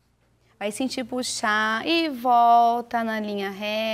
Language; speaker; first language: Portuguese; native; Portuguese